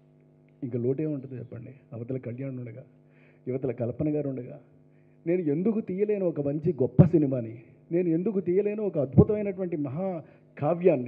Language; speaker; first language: Telugu; native; Telugu